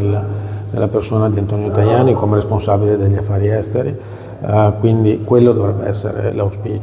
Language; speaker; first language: Italian; native; Italian